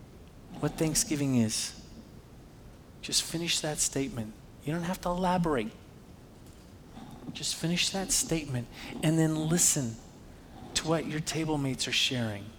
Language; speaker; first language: English; native; English